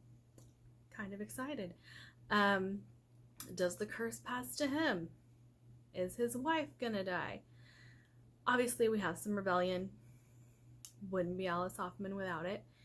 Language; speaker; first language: English; native; English